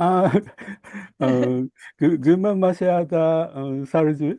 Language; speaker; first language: Indonesian; non-native, learner; Japanese